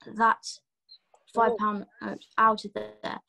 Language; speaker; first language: English; native; English